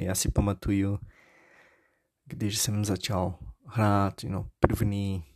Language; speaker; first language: Czech; non-native, learner; Portuguese